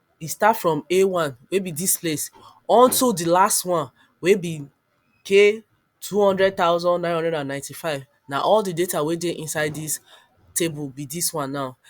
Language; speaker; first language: Nigerian Pidgin; non-native, local second language; Yoruba